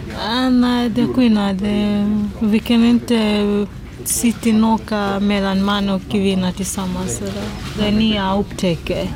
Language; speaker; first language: Swedish; non-native, learner; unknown